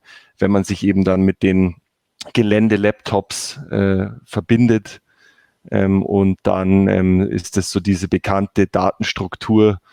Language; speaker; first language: German; native; German